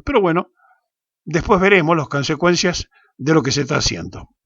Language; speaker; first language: Spanish; native; Spanish